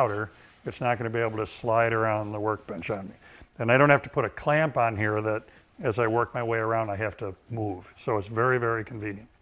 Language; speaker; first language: English; native; English